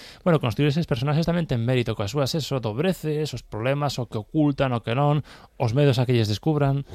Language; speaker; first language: Galician; native; Galician